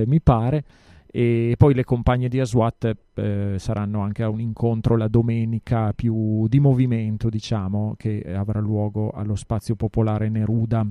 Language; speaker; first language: Italian; native; Italian